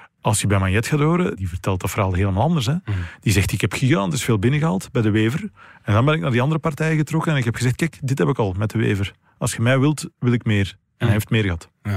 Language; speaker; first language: Dutch; native; Dutch